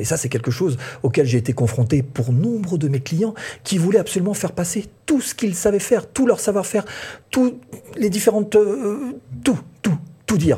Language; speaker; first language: French; native; French